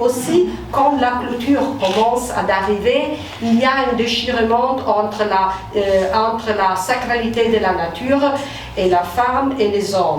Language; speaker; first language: French; non-native, fluent; Italian